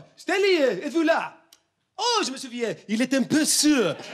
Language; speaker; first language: French; non-native, fluent; English